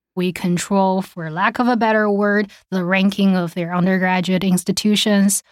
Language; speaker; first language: English; early bilingual, other home language; Chinese